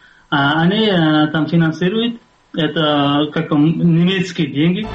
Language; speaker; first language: Russian; non-native, local second language; Uzbek